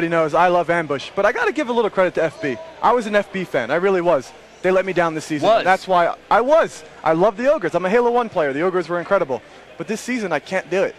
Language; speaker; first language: English; native; English